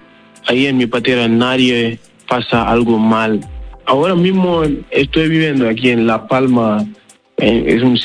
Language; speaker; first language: Spanish; non-native, learner; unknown